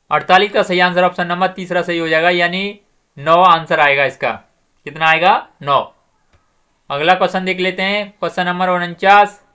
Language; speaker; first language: Hindi; native; Hindi